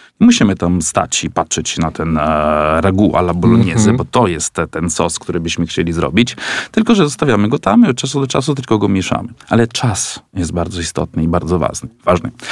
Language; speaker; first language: Polish; non-native, fluent; Italian